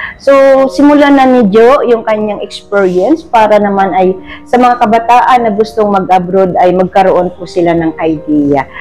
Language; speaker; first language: Filipino; native; Filipino